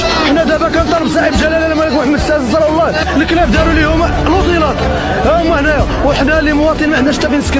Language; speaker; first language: Arabic; native; Arabic